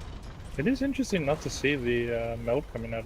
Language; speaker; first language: English; native; English